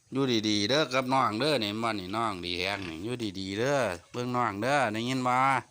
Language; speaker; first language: Thai; native; Thai